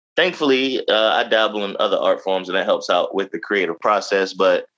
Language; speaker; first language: English; native; English